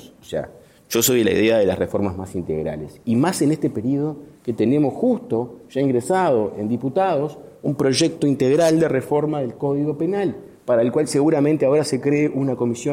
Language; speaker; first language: Spanish; native; Spanish